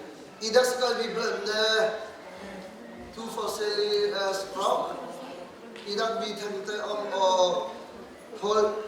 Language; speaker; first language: Norwegian; non-native, learner; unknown